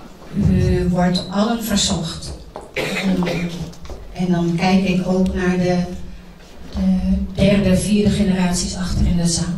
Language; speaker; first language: Dutch; early bilingual, other home language; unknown